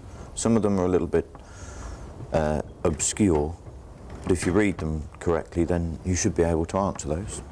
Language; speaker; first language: English; native; English